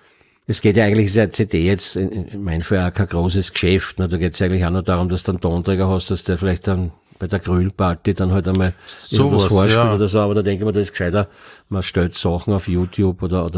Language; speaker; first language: German; native; German